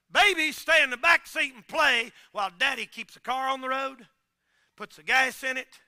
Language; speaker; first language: English; native; English